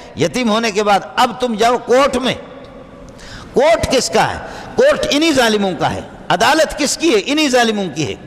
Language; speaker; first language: Urdu; non-native, local second language; Brahui